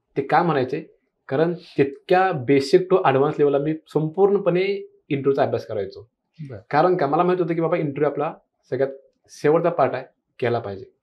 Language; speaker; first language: Marathi; non-native, local second language; Kannada